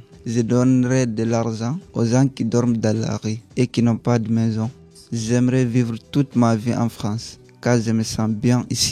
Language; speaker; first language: French; non-native, learner; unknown